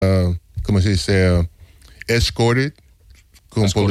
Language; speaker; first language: Spanish; non-native, fluent; English